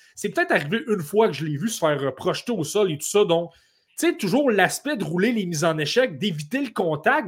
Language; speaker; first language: French; native; French